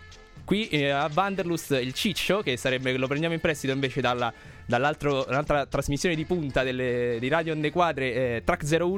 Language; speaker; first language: Italian; native; Italian